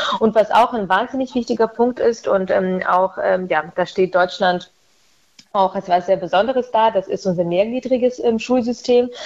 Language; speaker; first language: German; early bilingual, other home language; Russian